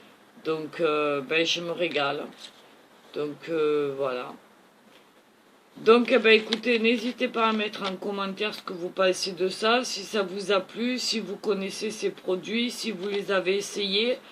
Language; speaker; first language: French; native; French